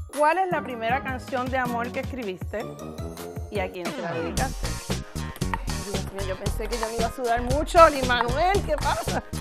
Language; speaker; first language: Spanish; native; Spanish